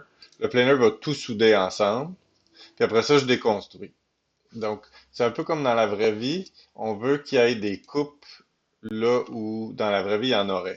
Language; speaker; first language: French; native; French